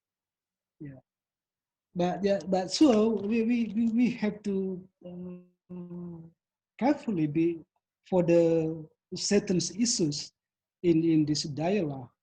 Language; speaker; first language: English; non-native, learner; Indonesian